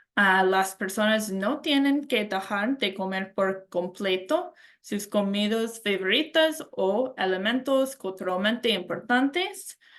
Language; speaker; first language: Spanish; non-native, learner; English